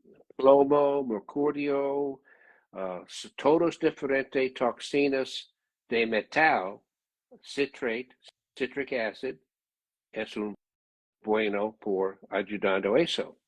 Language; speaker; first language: Spanish; non-native, learner; English